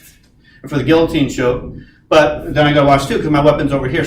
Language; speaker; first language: English; native; English